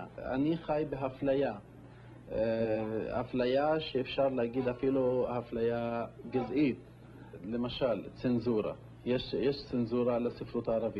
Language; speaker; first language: Hebrew; non-native, local second language; Arabic